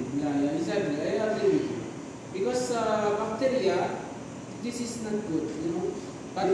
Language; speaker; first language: English; non-native, local second language; Filipino